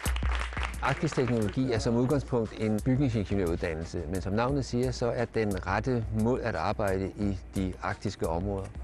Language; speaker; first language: Danish; native; Danish